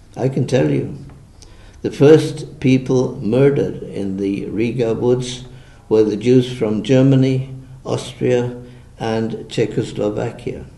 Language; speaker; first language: English; early bilingual, other home language; German